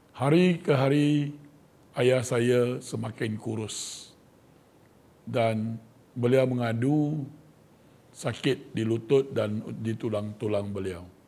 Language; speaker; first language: Malay; non-native, local second language; Chinese